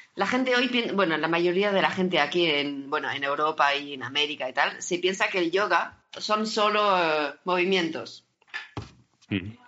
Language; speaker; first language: Spanish; early bilingual, heritage; French